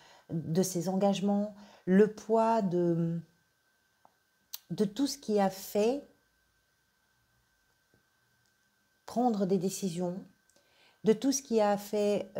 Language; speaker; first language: French; native; French